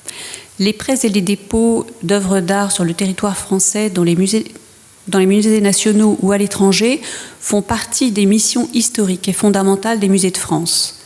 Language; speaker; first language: French; native; French